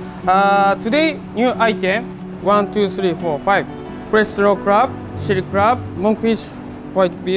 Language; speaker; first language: English; non-native, learner; Japanese